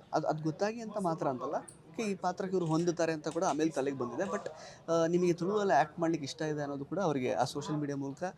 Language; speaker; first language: Kannada; native; Kannada